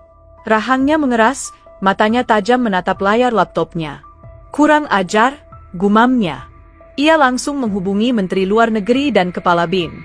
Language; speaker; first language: Indonesian; native; Indonesian